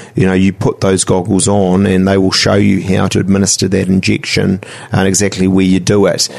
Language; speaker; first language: English; native; English